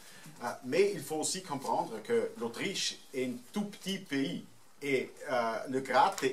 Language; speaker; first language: French; non-native, fluent; German